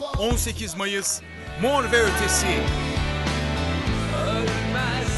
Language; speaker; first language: Turkish; native; Turkish